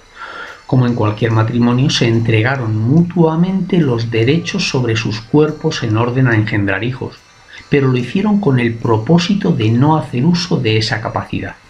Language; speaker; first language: Spanish; native; Spanish